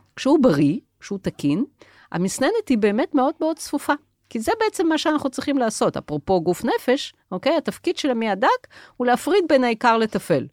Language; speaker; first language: Hebrew; native; Hebrew